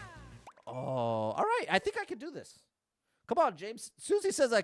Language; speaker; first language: English; native; English